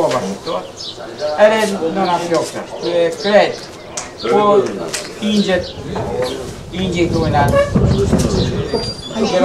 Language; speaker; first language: Albanian; early bilingual, heritage; Turkish